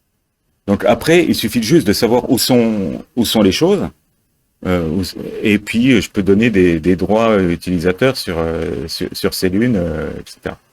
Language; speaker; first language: French; native; French